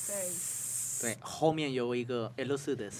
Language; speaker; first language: Chinese; non-native, fluent; Spanish